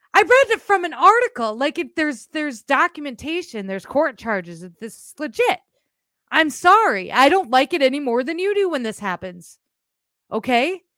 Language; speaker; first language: English; native; English